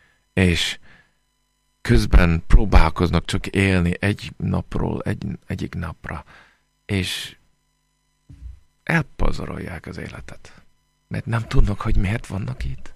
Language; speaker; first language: Hungarian; non-native, fluent; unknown